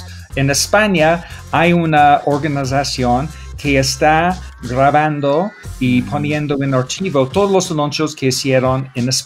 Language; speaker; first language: Spanish; non-native, fluent; English